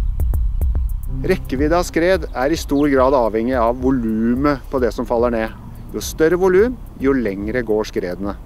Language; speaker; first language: Norwegian; native; Norwegian